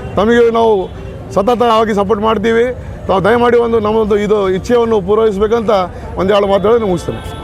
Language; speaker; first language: Kannada; non-native, local second language; Urdu